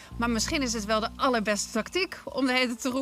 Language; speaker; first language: Dutch; native; Dutch